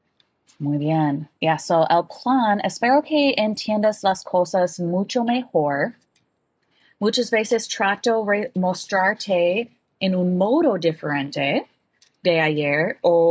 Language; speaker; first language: Spanish; non-native, learner; English